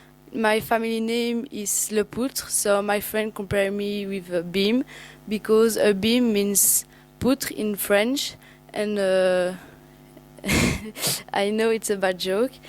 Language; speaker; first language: English; non-native, learner; French